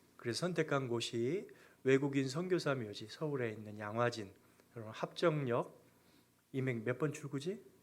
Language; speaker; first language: Korean; native; Korean